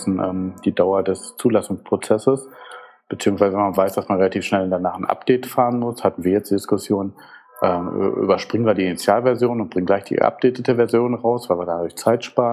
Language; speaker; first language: German; native; German